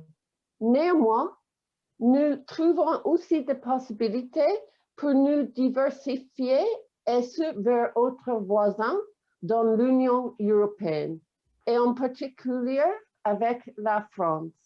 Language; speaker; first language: French; non-native, fluent; English